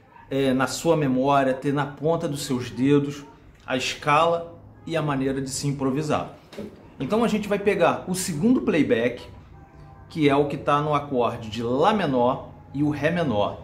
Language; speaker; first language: Portuguese; native; Portuguese